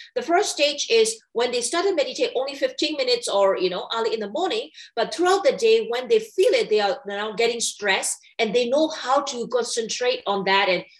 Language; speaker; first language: English; non-native, fluent; Burmese